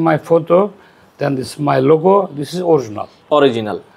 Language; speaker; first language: English; non-native, learner; Turkish